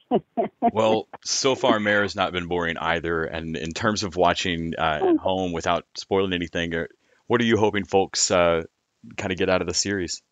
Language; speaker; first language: English; native; English